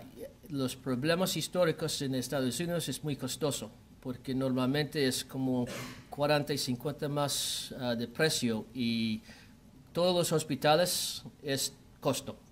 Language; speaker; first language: Spanish; non-native, learner; English